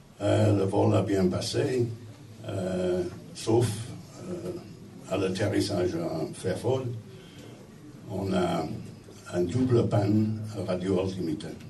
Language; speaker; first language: French; non-native, fluent; English